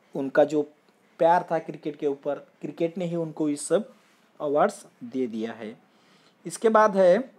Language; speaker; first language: Hindi; non-native, local second language; Marathi